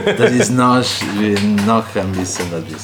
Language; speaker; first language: German; non-native, learner; Italian